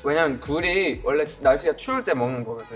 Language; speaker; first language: Korean; non-native, fluent; English